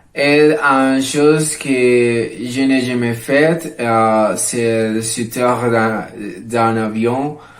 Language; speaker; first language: French; non-native, learner; Spanish